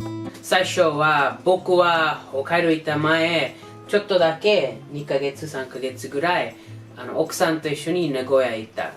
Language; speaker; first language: Japanese; non-native, learner; English